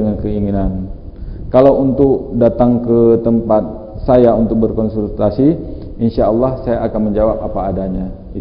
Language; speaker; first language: Malay; native; Malay